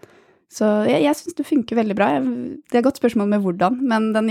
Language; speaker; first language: Norwegian; native; Norwegian